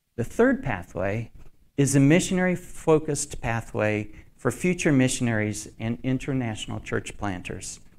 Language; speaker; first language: English; native; English